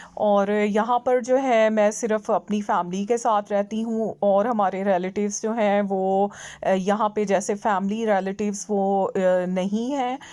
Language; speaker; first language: Urdu; native; Urdu